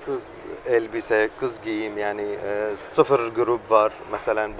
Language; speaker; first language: Turkish; non-native, learner; Arabic